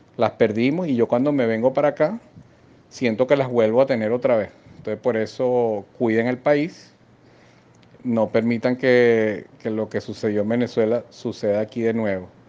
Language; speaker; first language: Spanish; native; Spanish